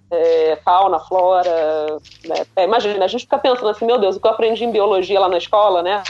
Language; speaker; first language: Portuguese; native; Portuguese